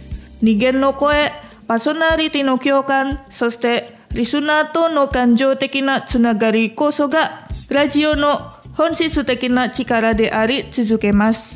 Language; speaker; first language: Japanese; non-native, fluent; Indonesian